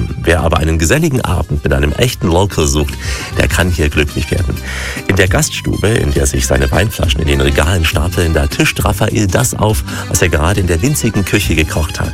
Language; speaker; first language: German; native; German